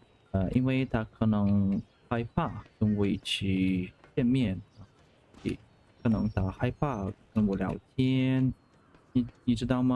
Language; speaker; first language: Chinese; non-native, learner; Russian